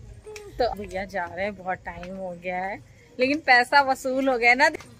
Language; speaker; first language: Hindi; native; Hindi